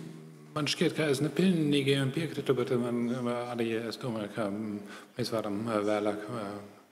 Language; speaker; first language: Latvian; non-native, learner; German